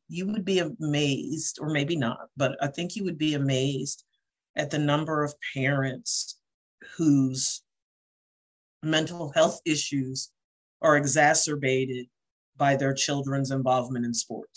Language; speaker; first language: English; native; English